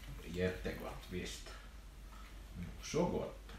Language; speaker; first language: Swedish; non-native, fluent; Indonesian